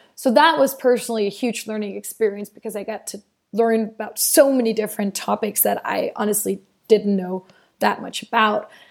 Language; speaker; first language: English; non-native, fluent; Danish